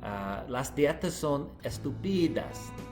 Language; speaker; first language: Spanish; non-native, fluent; English